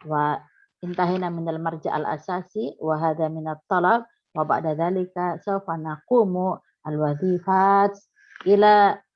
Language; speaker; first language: Arabic; non-native, fluent; Indonesian